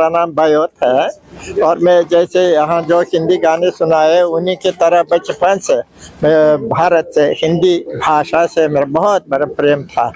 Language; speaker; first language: Hindi; non-native, fluent; Uzbek